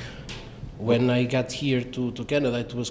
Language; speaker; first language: English; non-native, fluent; Portuguese